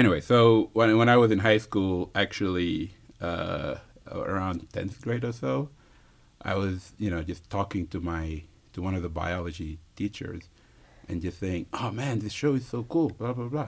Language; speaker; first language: English; non-native, fluent; Wolof